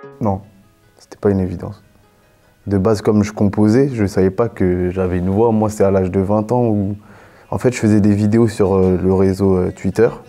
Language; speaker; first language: French; native; French